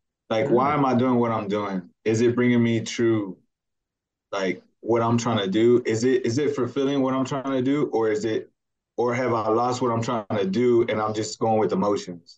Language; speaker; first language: English; early bilingual, other home language; Spanish